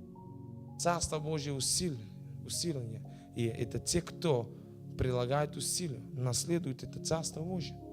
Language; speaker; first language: Russian; non-native, fluent; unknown